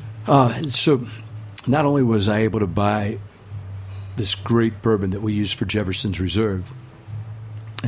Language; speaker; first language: English; native; English